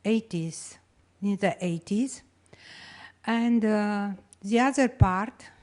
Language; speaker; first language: English; non-native, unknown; Romanian